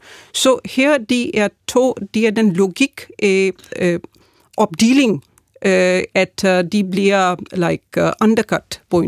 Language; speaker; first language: Danish; non-native, fluent; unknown